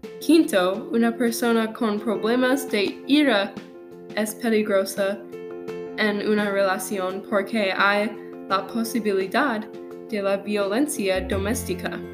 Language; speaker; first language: Spanish; non-native, learner; English